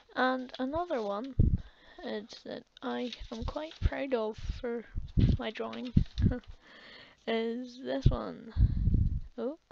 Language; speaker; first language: English; native; English